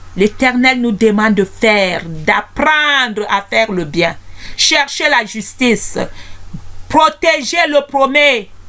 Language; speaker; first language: French; non-native, local second language; Basaa